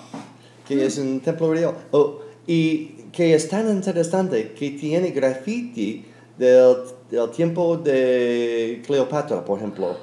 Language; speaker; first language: Spanish; non-native, fluent; English